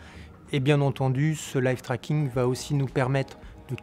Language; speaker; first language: French; native; French